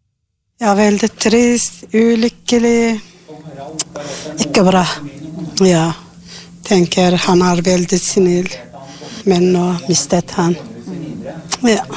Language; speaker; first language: Norwegian; non-native, learner; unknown